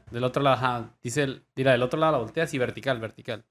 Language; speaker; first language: Spanish; native; Spanish